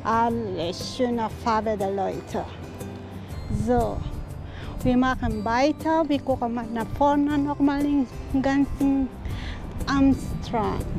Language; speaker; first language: German; non-native, learner; Filipino